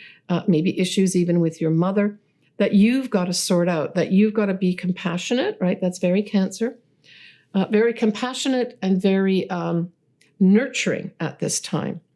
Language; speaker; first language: English; native; English